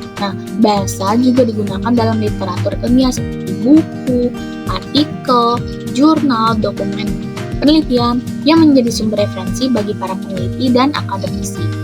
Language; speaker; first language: Indonesian; native; Indonesian